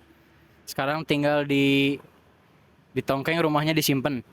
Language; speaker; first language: Indonesian; native; Indonesian